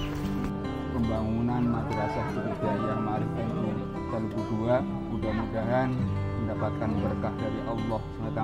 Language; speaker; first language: Indonesian; non-native, local second language; Javanese